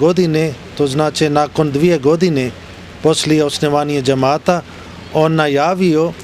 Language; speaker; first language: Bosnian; non-native, learner; Urdu